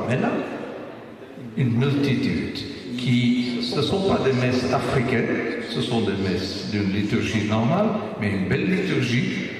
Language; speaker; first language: French; non-native, local second language; Dutch